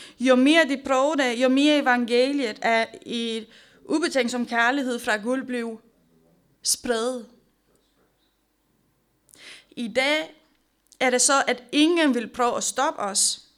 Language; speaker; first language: Danish; non-native, fluent; Romanian